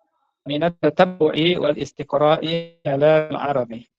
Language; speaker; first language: Arabic; non-native, learner; Indonesian